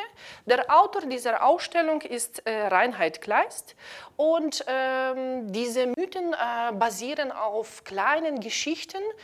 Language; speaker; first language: German; non-native, fluent; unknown